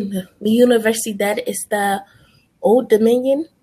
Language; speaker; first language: Spanish; non-native, learner; English